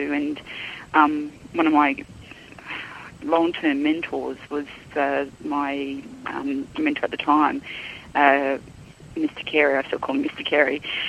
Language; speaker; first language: English; native; English